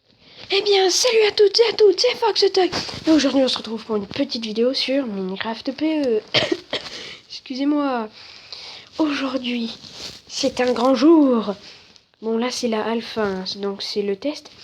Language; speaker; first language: French; native; French